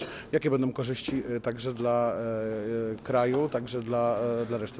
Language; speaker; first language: Polish; native; Polish